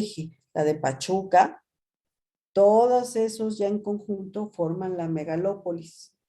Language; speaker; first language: Spanish; native; Spanish